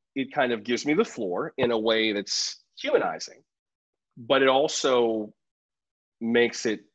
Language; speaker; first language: English; native; English